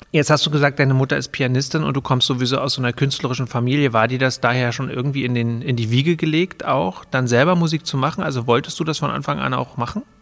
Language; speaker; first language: German; native; German